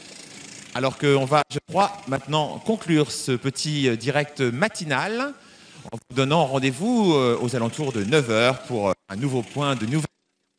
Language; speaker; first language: French; native; French